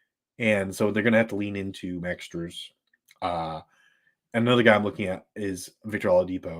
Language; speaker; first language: English; native; English